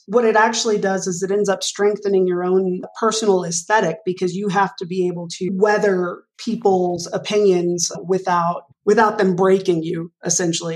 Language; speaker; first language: English; native; English